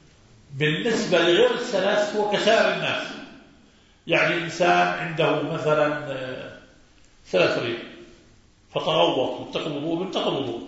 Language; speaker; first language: Arabic; native; Arabic